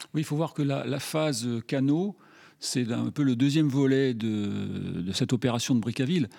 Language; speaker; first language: French; native; French